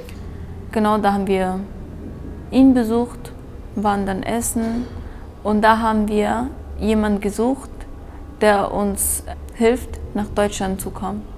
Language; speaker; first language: German; early bilingual, other home language; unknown